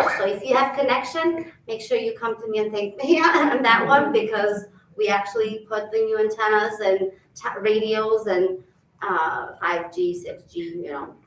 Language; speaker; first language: English; early bilingual, other home language; Albanian